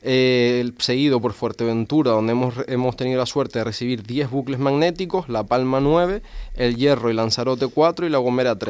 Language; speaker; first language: Spanish; native; Spanish